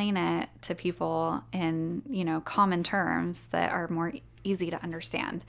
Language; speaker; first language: English; native; English